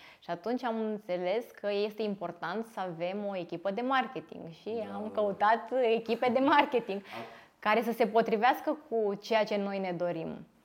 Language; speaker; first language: Romanian; native; Romanian